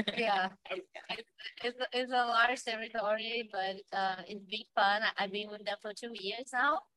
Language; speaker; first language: English; non-native, fluent; Portuguese